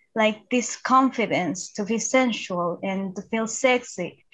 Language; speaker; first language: English; non-native, fluent; Spanish